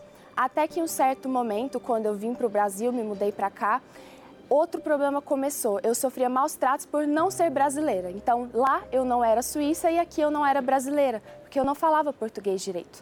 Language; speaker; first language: Portuguese; early bilingual, other home language; Chinese